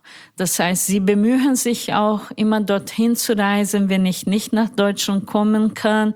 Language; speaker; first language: German; non-native, fluent; Portuguese